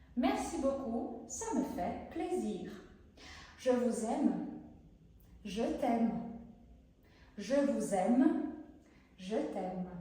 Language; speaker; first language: French; non-native, fluent; Ukrainian